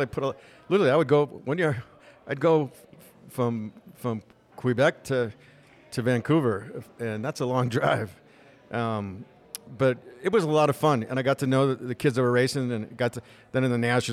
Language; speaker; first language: English; native; English